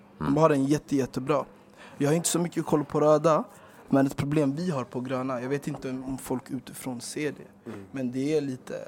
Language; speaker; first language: Swedish; native; Swedish